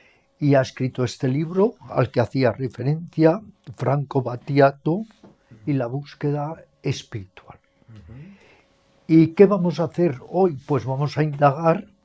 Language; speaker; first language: Spanish; native; Spanish